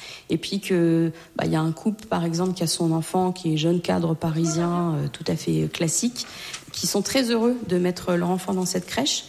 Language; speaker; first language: French; native; French